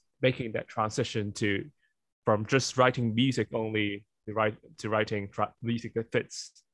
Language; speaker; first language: English; non-native, local second language; Cantonese